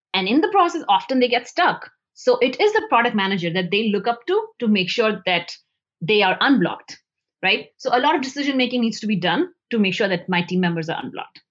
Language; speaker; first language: English; non-native, local second language; Hindi